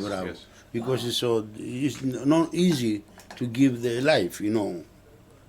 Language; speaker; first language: English; non-native, learner; Greek